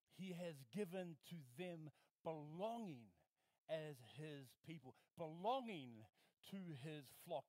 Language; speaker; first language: English; native; English